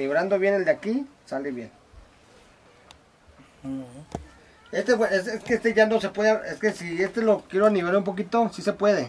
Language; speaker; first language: Spanish; native; Spanish